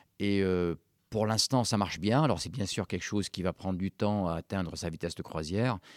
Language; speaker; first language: French; non-native, local second language; Arabic